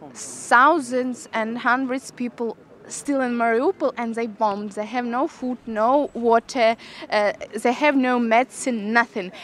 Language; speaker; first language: English; non-native, learner; Ukrainian